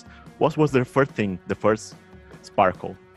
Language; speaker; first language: English; non-native, fluent; Portuguese